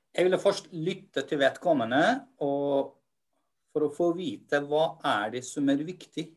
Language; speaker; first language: Norwegian; non-native, fluent; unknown